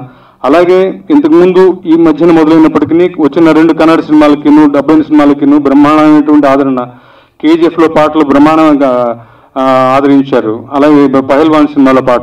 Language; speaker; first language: Telugu; native; Telugu